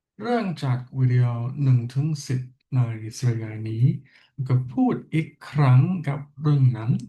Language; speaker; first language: Thai; non-native, learner; English